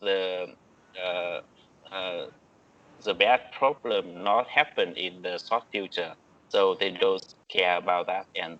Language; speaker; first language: English; non-native, learner; Vietnamese